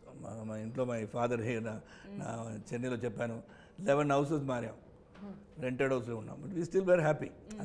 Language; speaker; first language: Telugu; non-native, local second language; Tamil